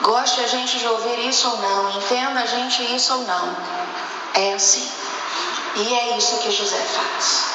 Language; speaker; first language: Portuguese; native; Portuguese